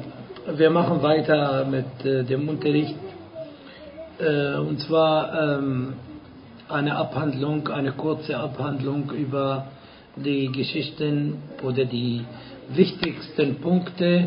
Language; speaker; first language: German; non-native, fluent; Arabic